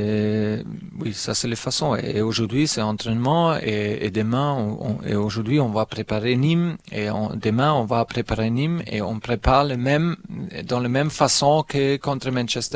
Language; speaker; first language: French; non-native, learner; German